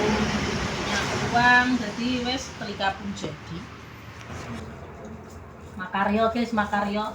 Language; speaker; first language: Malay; non-native, local second language; Javanese